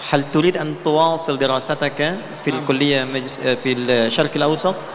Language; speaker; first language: Arabic; non-native, fluent; Indonesian